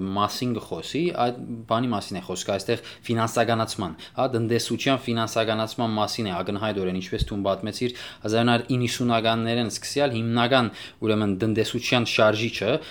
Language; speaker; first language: Armenian; early bilingual, heritage; Armenian